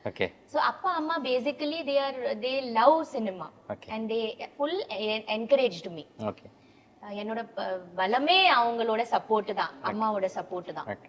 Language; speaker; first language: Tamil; non-native, fluent; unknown